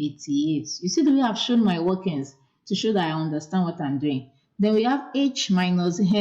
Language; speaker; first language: English; non-native, local second language; Yoruba